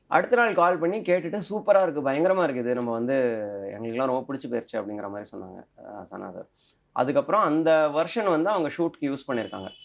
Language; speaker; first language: Tamil; native; Tamil